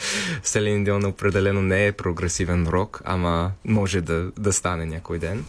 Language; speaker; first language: Bulgarian; non-native, fluent; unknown